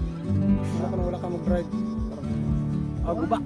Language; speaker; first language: Filipino; non-native, learner; Korean